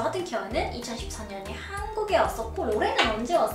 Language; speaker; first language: Korean; non-native, fluent; Arabic